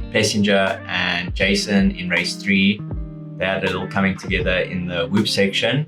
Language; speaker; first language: English; native; English